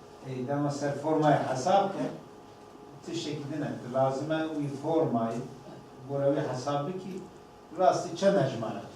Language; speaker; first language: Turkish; non-native, local second language; Kurdish